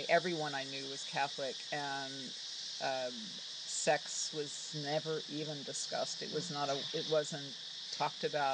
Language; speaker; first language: English; native; English